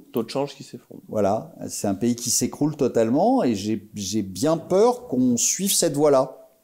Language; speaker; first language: French; native; French